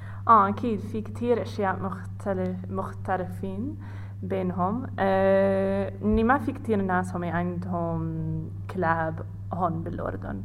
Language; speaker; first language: Arabic; non-native, learner; English